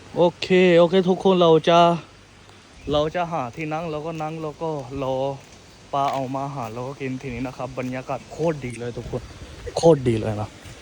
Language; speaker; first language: Thai; non-native, fluent; Punjabi